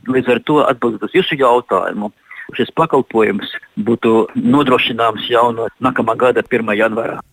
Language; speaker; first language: Latvian; non-native, local second language; Russian